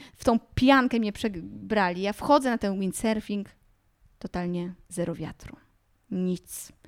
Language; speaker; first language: Polish; native; Polish